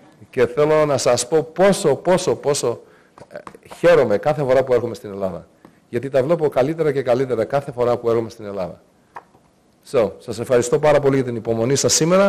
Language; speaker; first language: Greek; early bilingual, heritage; Greek